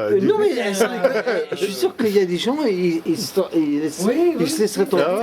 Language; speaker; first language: French; native; French